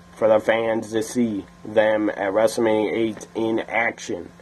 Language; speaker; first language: English; native; English